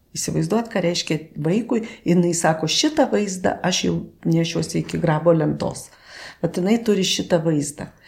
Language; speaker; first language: Lithuanian; native; Lithuanian